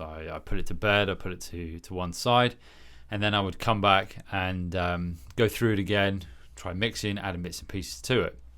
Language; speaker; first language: English; native; English